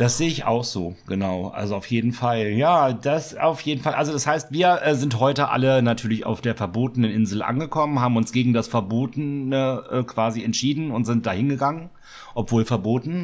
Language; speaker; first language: German; native; German